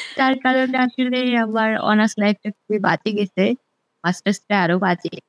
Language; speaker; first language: Bangla; non-native, local second language; Garo